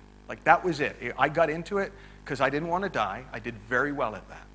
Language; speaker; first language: English; native; English